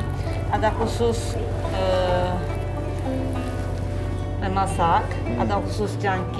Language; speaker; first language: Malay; non-native, fluent; Turkish